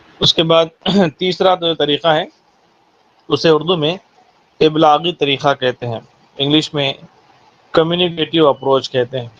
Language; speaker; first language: Urdu; native; Urdu